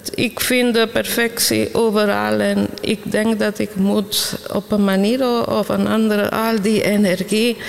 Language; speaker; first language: Dutch; non-native, fluent; Italian